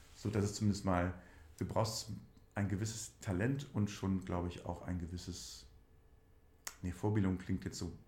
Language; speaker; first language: German; native; German